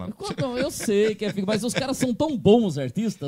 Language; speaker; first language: Portuguese; native; Portuguese